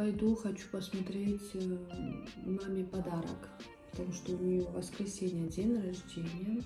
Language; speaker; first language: Russian; native; Russian